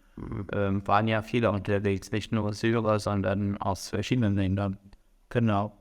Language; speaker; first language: German; non-native, fluent; Arabic